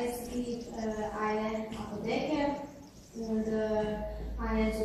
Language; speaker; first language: German; non-native, learner; Croatian